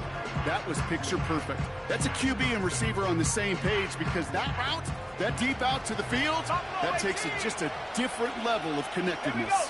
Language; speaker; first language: English; native; English